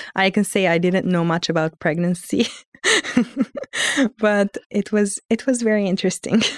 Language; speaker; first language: English; early bilingual, heritage; Armenian